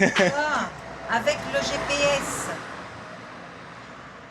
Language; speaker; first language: French; native; French